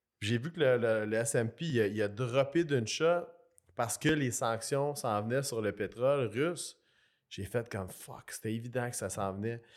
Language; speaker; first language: French; native; French